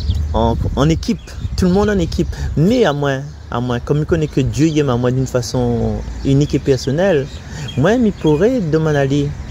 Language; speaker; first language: French; non-native, local second language; Réunion Creole French